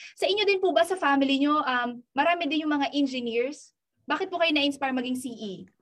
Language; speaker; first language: Filipino; non-native, local second language; Pampanga